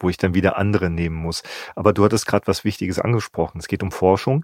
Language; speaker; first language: German; native; German